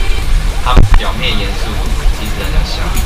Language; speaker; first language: Chinese; native; Chinese